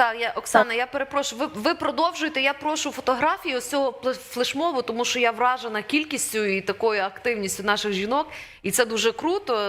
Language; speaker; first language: Ukrainian; native; Ukrainian